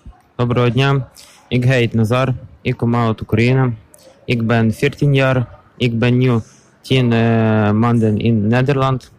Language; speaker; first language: Dutch; non-native, learner; Ukrainian